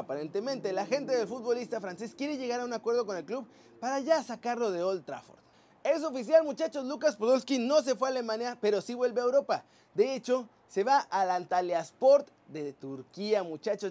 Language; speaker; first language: Spanish; native; Spanish